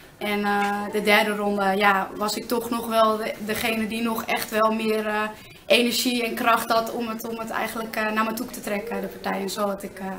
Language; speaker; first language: Dutch; early bilingual, other home language; Arabic